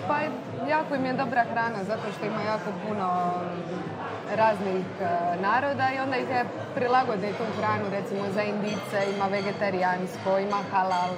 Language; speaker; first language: Bosnian; native; Bosnian